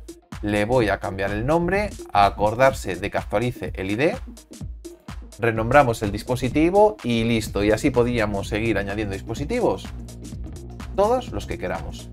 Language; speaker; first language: Spanish; native; Spanish